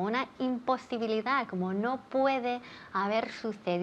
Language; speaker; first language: Spanish; non-native, fluent; English